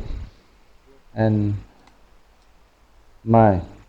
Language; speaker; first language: English; non-native, learner; Vietnamese